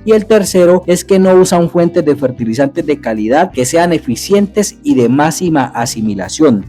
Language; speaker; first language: Spanish; native; Spanish